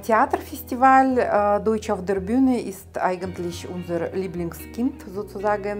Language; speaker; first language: German; non-native, fluent; Russian